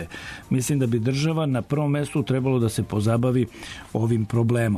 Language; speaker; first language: Serbian; native; Serbian